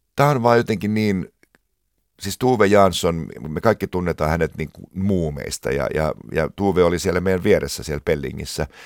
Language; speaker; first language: Finnish; native; Finnish